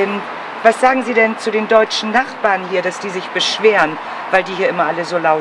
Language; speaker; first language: German; native; German